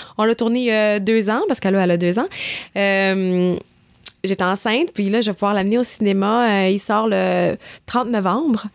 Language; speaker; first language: French; native; French